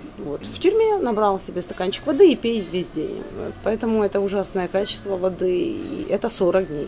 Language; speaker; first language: Russian; non-native, local second language; Ukrainian